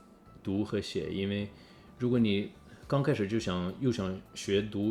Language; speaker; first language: Chinese; early bilingual, heritage; English